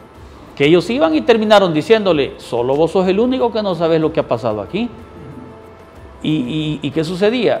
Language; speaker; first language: Spanish; native; Spanish